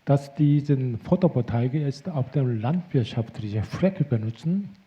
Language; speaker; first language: German; non-native, fluent; Korean